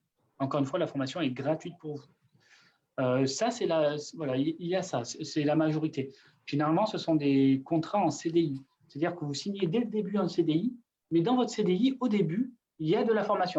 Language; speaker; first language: French; native; French